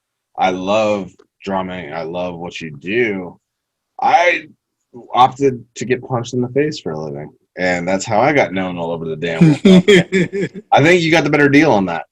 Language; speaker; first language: English; native; English